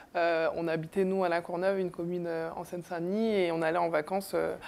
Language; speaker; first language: French; native; French